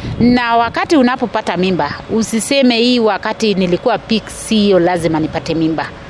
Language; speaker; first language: Swahili; non-native, local second language; Kalenjin